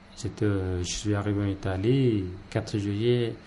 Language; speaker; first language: French; non-native, learner; Punjabi